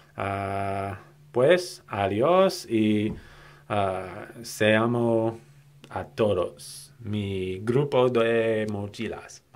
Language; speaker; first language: Spanish; non-native, learner; English